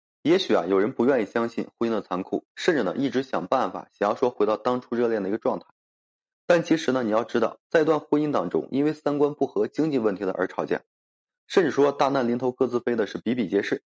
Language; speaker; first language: Chinese; native; Chinese